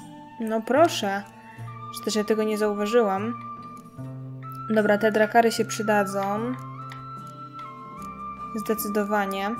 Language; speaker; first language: Polish; native; Polish